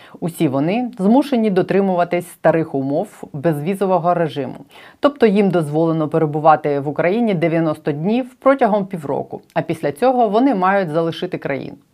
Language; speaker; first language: Ukrainian; native; Ukrainian